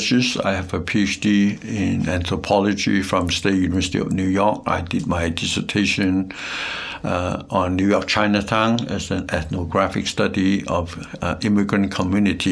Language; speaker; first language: English; non-native, local second language; Cantonese